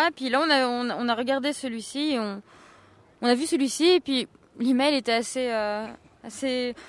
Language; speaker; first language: French; native; French